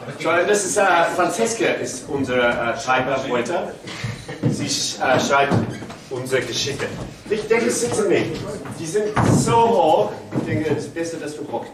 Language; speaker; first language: German; non-native, learner; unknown